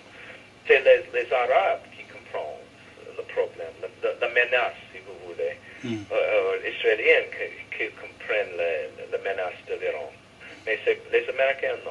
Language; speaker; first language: French; non-native, learner; English